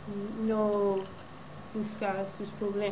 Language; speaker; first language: Spanish; non-native, learner; English